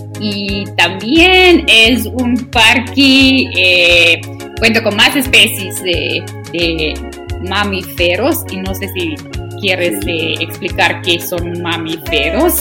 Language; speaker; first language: Spanish; non-native, learner; Afrikaans